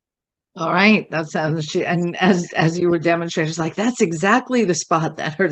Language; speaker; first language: English; native; English